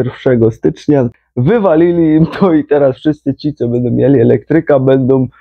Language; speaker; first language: Polish; native; Polish